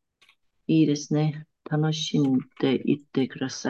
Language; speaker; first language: Japanese; non-native, learner; Chinese